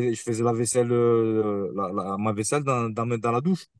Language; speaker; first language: French; native; French